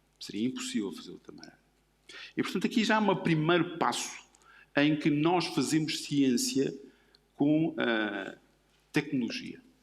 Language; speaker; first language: Portuguese; native; Portuguese